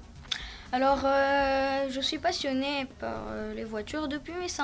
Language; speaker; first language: French; non-native, local second language; Arabic